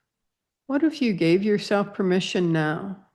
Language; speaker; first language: English; native; English